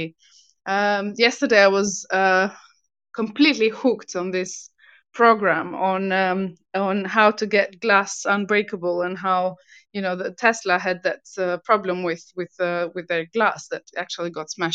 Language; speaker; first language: English; non-native, fluent; Albanian